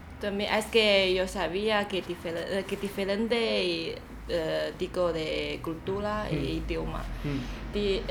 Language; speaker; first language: Spanish; non-native, learner; Chinese